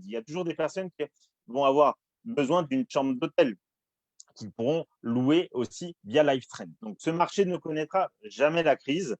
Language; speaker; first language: French; native; French